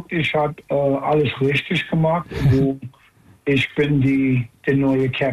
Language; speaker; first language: German; non-native, learner; English